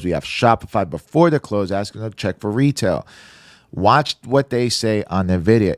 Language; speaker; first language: English; native; English